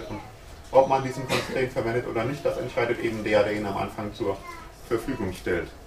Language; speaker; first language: German; native; German